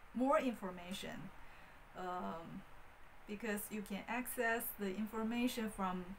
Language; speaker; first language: English; non-native, fluent; Chinese